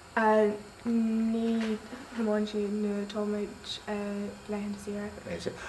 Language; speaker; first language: Irish; non-native, local second language; English